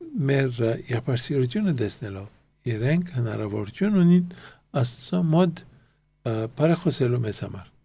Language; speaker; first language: Armenian; early bilingual, heritage; Armenian